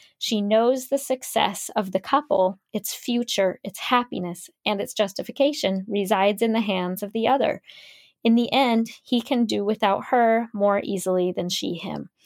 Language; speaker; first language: English; native; English